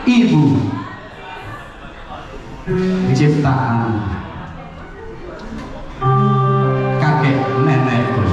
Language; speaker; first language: Indonesian; native; Indonesian